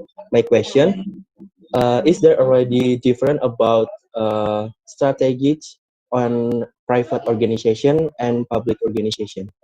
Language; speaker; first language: English; non-native, learner; Indonesian